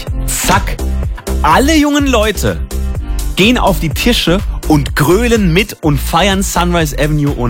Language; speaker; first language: German; native; German